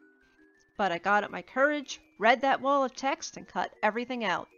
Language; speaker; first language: English; native; English